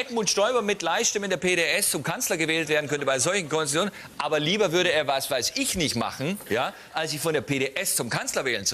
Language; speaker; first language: German; native; German